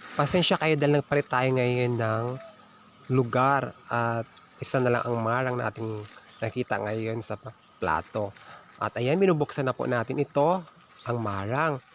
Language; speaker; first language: Filipino; native; Filipino